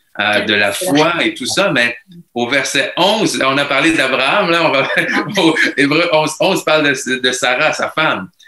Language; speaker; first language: French; native; French